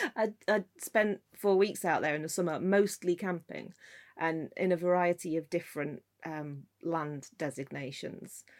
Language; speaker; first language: English; native; English